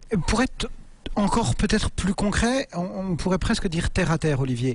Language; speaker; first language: French; native; French